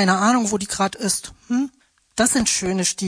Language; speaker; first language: German; native; German